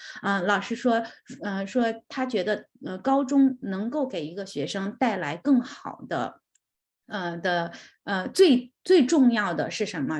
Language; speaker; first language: Chinese; native; Chinese